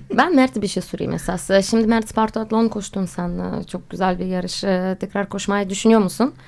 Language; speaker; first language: Turkish; non-native, fluent; Russian